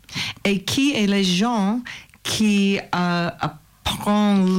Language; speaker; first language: French; non-native, learner; English